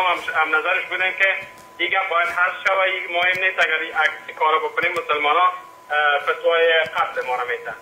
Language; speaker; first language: Persian; native; Persian